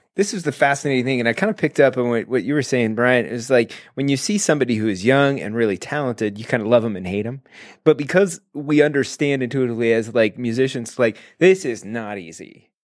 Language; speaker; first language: English; native; English